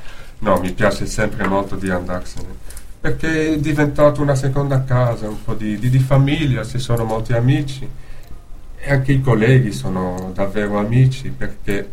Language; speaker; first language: Italian; non-native, fluent; Dutch